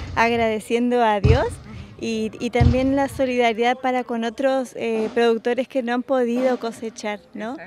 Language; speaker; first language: Spanish; native; Spanish